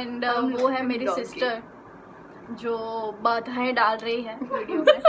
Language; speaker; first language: Hindi; non-native, local second language; Gujarati